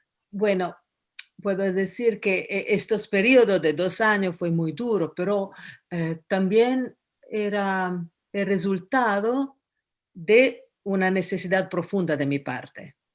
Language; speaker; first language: Spanish; non-native, fluent; Italian